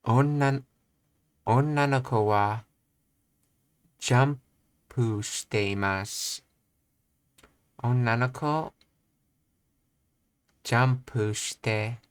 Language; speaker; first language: Japanese; non-native, learner; English